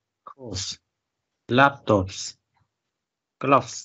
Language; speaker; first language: English; non-native, learner; Vietnamese